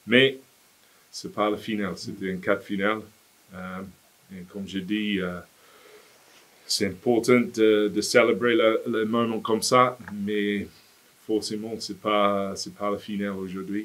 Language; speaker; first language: French; non-native, fluent; English